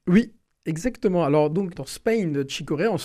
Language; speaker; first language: French; native; French